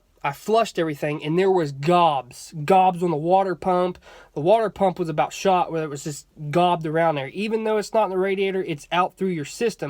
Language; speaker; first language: English; native; English